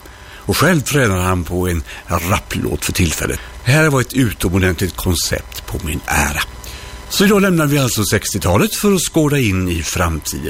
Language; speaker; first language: Swedish; native; Swedish